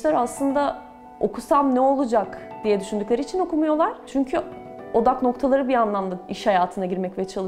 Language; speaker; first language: Turkish; native; Turkish